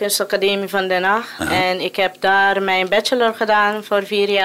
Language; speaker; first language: Dutch; non-native, local second language; Papiamento